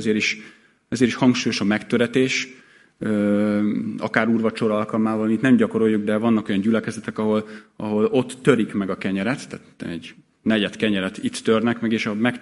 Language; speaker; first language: Hungarian; native; Hungarian